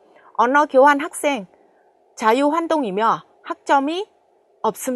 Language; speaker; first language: Korean; non-native, fluent; Vietnamese